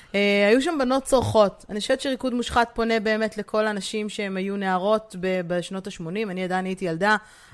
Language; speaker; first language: Hebrew; native; Hebrew